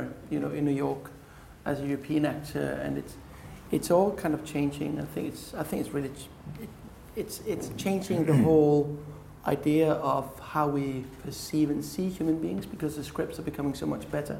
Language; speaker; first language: English; non-native, fluent; Danish